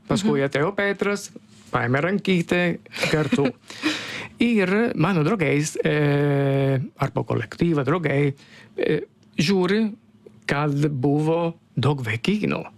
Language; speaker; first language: Lithuanian; non-native, fluent; Italian